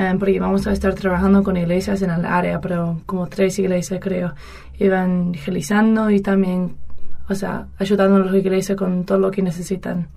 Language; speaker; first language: Spanish; non-native, fluent; English